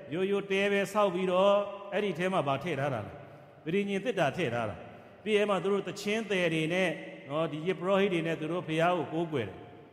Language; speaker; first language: Burmese; non-native, local second language; Kachin